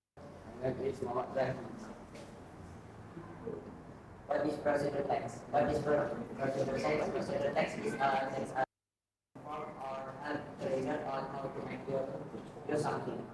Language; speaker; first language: English; non-native, learner; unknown